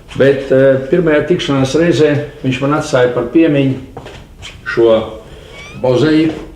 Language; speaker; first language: Latvian; native; Latvian